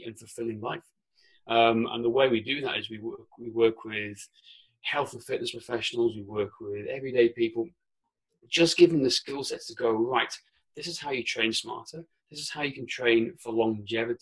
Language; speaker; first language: English; non-native, local second language; Welsh